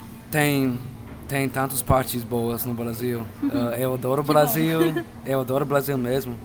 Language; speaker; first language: Portuguese; non-native, learner; English